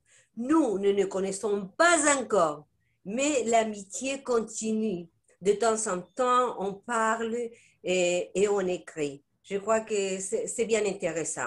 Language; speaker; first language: French; non-native, fluent; Spanish